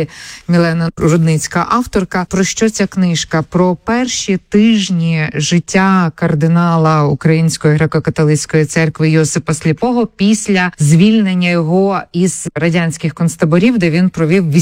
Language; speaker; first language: Ukrainian; native; Ukrainian